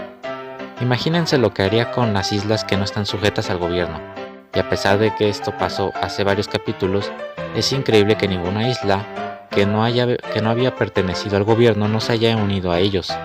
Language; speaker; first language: Spanish; native; Spanish